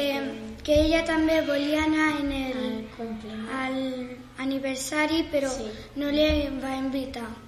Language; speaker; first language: Catalan; non-native, local second language; Spanish